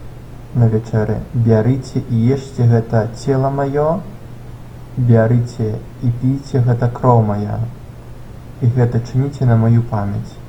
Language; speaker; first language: Belarusian; non-native, local second language; Russian